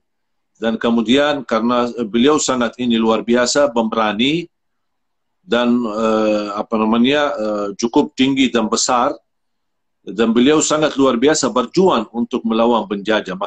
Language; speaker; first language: Indonesian; non-native, fluent; Arabic